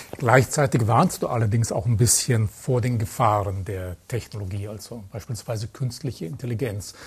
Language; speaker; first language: German; native; German